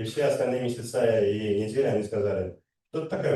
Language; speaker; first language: Russian; native; Russian